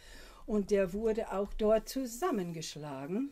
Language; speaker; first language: German; non-native, fluent; English